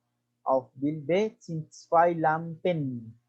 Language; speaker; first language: German; non-native, fluent; Spanish